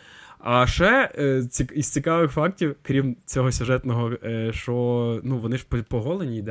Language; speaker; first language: Ukrainian; native; Ukrainian